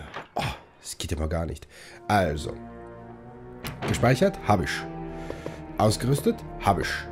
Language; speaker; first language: German; native; German